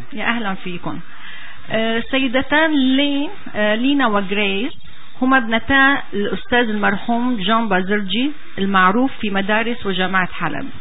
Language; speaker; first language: Arabic; native; Arabic